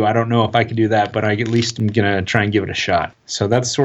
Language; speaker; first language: English; native; English